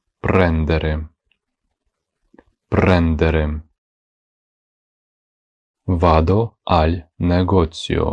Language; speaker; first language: Italian; non-native, fluent; Ukrainian